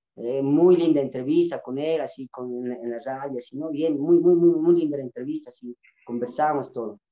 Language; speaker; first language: Spanish; non-native, local second language; Quechua